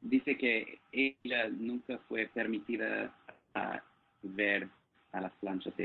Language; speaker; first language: Spanish; non-native, fluent; English